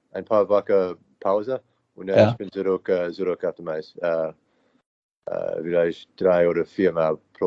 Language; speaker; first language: German; non-native, learner; English